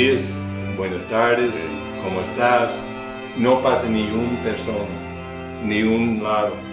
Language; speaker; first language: Spanish; non-native, learner; English